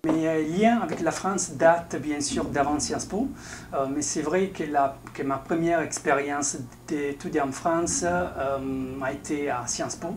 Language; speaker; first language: French; non-native, fluent; Italian